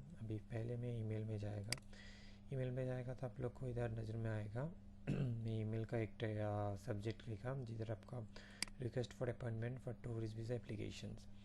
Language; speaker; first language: Hindi; non-native, fluent; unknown